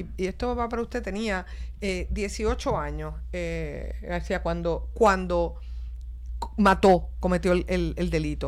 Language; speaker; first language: Spanish; native; Spanish